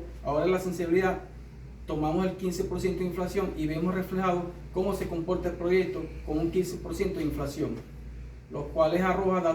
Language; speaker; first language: Spanish; native; Spanish